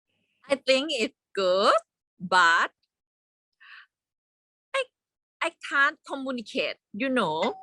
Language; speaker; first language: English; non-native, learner; Thai